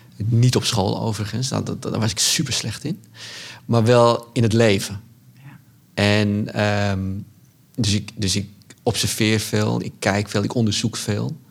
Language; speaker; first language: Dutch; early bilingual, other home language; Sranan Tongo